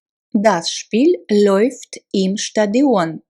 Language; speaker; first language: German; non-native, fluent; Russian